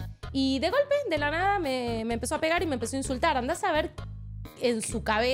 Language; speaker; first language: Spanish; native; Spanish